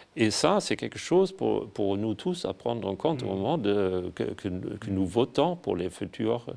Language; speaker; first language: French; non-native, fluent; German